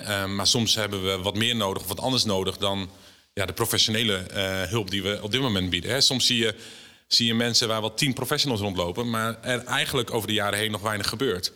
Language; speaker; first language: Dutch; native; Dutch